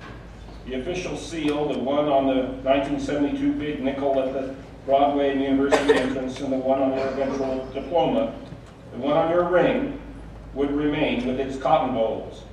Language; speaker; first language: English; native; English